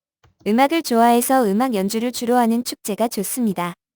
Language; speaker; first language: Korean; native; Korean